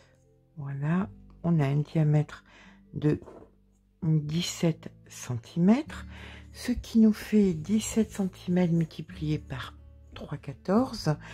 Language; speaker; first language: French; native; French